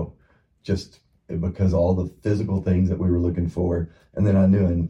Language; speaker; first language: English; native; English